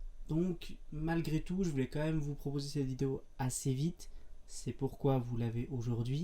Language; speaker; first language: French; native; French